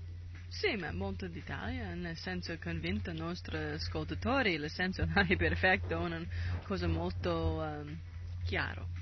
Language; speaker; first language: Italian; non-native, learner; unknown